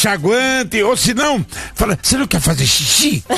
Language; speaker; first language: Portuguese; native; Portuguese